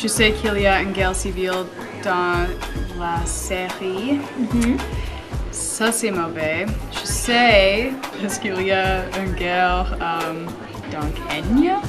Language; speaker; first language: French; non-native, learner; English